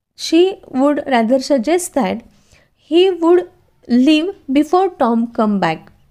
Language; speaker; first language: English; non-native, local second language; Marathi